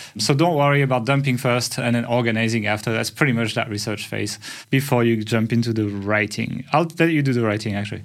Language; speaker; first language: English; non-native, fluent; French